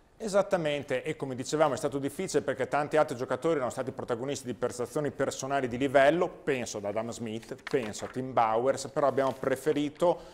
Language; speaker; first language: Italian; native; Italian